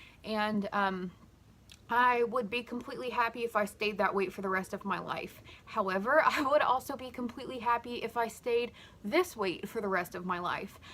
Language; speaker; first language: English; native; English